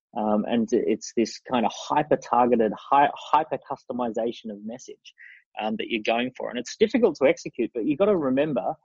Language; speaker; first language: English; native; English